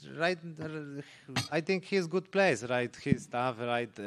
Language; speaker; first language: English; non-native, learner; Polish